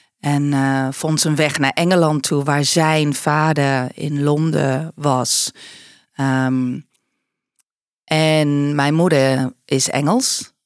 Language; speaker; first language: Dutch; non-native, fluent; English